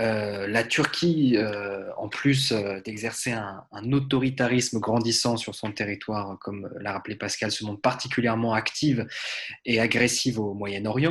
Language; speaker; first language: French; native; French